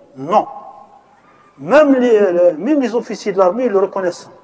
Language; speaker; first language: French; non-native, local second language; Arabic